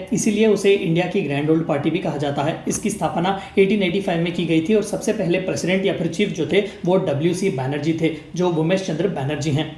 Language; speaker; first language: Hindi; native; Hindi